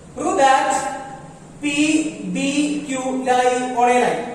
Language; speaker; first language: English; non-native, local second language; Malayalam